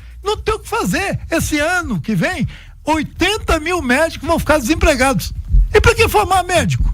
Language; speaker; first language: Portuguese; native; Portuguese